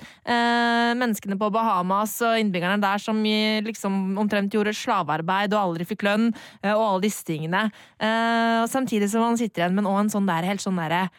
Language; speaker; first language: Norwegian; native; Norwegian